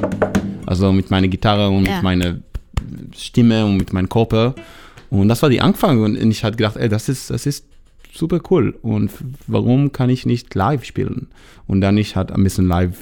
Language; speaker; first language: German; non-native, learner; Hebrew